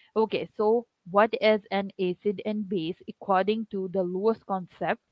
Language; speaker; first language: English; non-native, local second language; Urdu